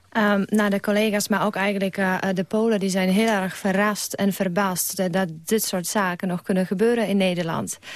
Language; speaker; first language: Dutch; non-native, fluent; Polish